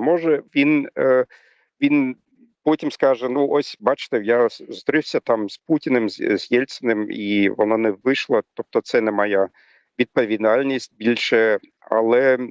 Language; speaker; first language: Ukrainian; non-native, fluent; German